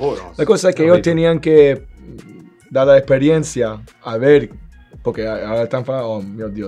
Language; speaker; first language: Portuguese; non-native, learner; Spanish